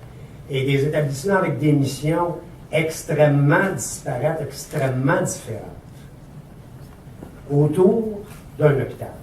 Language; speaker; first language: French; native; French